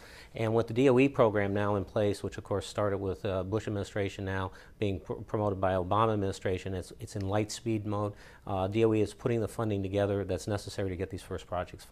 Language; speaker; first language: English; native; English